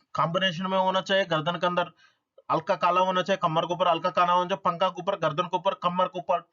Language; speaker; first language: Hindi; non-native, local second language; Telugu